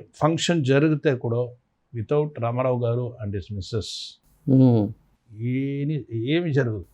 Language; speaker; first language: Telugu; non-native, fluent; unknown